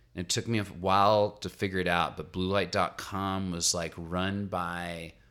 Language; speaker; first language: English; native; English